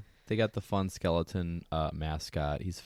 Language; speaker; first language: English; native; English